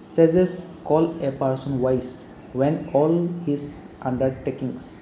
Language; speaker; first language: English; non-native, local second language; Assamese